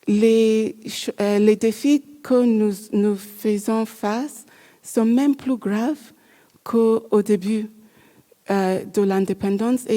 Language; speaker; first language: French; non-native, learner; English